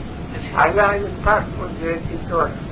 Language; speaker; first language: Greek; non-native, fluent; Russian